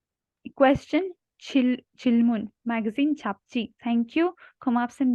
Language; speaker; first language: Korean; non-native, learner; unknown